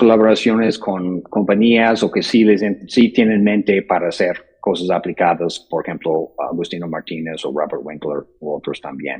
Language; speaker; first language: Spanish; non-native, fluent; English